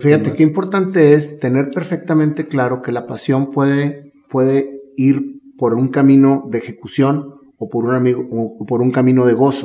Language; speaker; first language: Spanish; native; Spanish